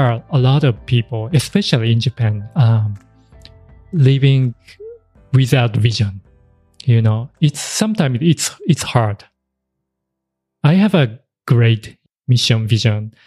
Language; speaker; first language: English; non-native, fluent; Japanese